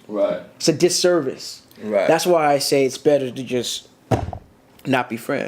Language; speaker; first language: English; native; English